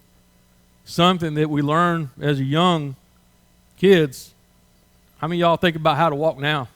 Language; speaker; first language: English; native; English